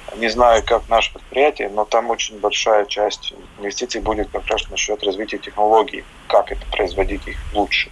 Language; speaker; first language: Russian; non-native, local second language; Latvian